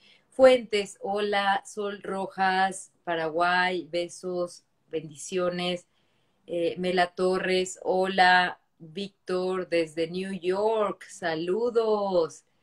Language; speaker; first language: Spanish; native; Spanish